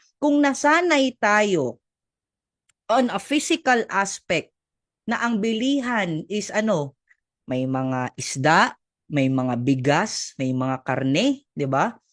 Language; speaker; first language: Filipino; non-native, local second language; Cebuano